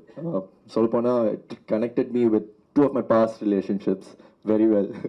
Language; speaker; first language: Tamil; non-native, learner; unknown